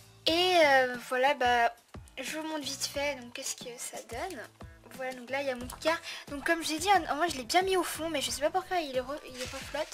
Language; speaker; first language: French; native; French